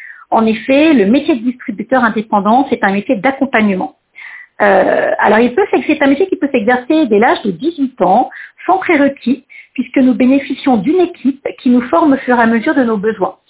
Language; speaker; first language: French; native; French